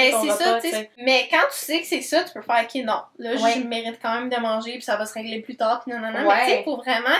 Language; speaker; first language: French; native; French